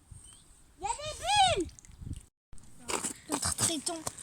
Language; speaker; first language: French; native; French